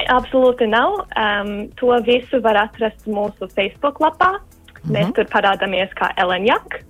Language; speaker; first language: Latvian; early bilingual, heritage; Latvian